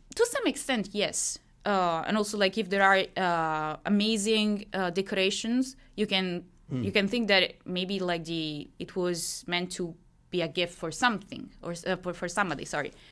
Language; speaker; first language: English; non-native, fluent; Italian